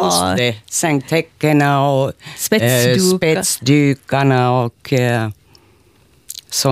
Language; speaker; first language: Swedish; non-native, local second language; Finnish